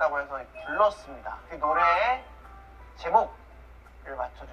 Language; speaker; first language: Korean; native; Korean